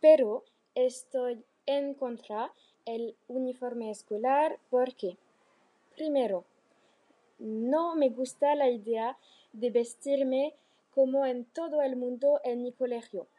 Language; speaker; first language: Spanish; non-native, learner; French